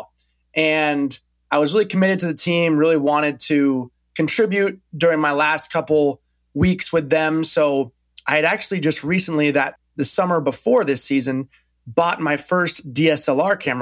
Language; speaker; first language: English; native; English